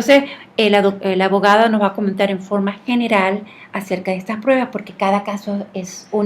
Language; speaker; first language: Spanish; native; Spanish